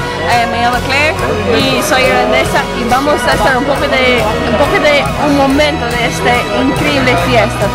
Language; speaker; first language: Spanish; non-native, learner; English